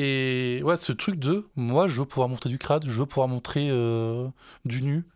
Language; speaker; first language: French; native; French